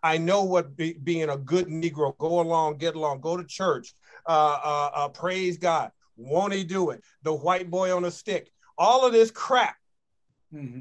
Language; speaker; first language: English; native; English